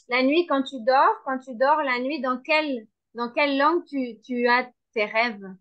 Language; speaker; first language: French; non-native, fluent; Spanish